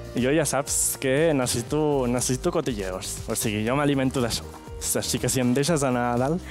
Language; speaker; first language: Catalan; native; Catalan